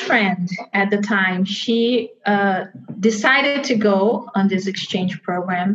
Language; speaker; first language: English; non-native, fluent; Portuguese